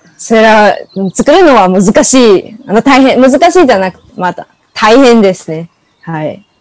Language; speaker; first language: Japanese; non-native, learner; English